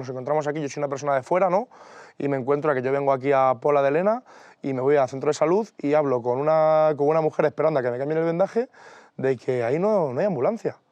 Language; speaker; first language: Spanish; native; Spanish